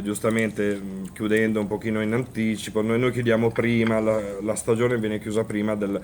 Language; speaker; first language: Italian; native; Italian